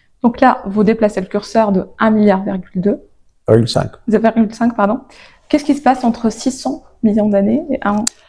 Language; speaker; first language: French; native; French